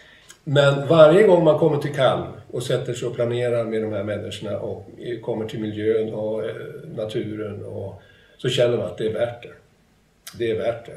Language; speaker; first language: Swedish; native; Swedish